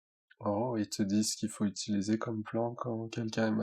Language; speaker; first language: French; native; French